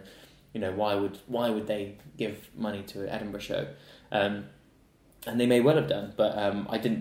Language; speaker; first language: English; native; English